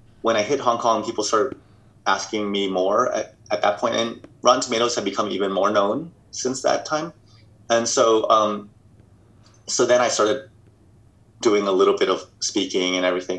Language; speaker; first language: English; native; English